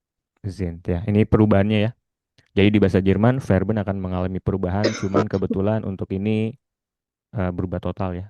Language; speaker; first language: Indonesian; native; Indonesian